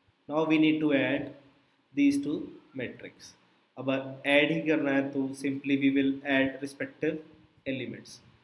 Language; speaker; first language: English; non-native, local second language; Hindi